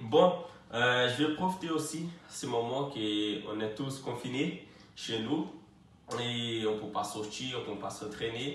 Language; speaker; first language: French; non-native, fluent; Portuguese